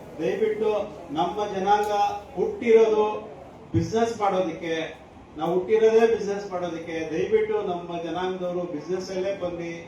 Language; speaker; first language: Kannada; non-native, local second language; Telugu